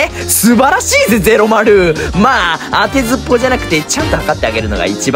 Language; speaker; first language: Japanese; native; Japanese